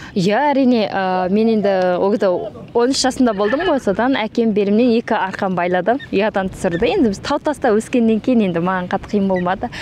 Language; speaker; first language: Kazakh; early bilingual, heritage; Kazakh